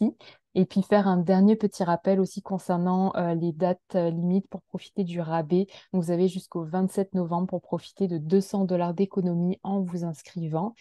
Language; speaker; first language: French; native; French